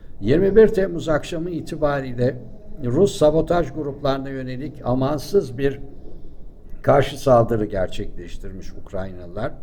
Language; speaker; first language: Turkish; native; Turkish